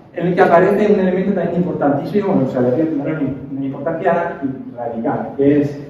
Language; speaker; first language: Spanish; native; Spanish